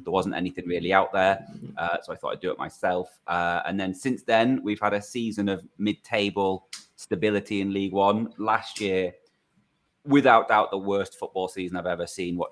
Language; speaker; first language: English; native; English